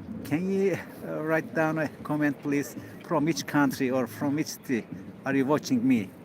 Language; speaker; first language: English; non-native, learner; Turkish